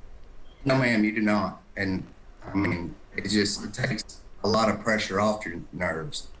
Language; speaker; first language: English; native; English